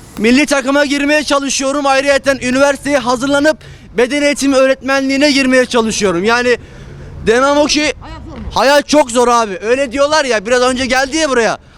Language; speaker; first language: Turkish; native; Turkish